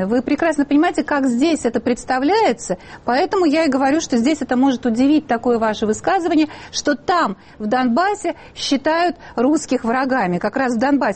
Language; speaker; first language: Russian; native; Russian